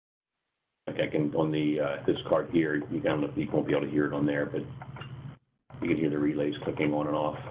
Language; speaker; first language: English; native; English